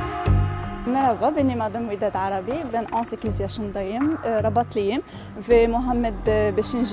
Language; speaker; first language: Turkish; non-native, learner; Arabic